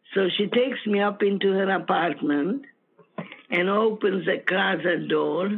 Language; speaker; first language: English; non-native, fluent; Ukrainian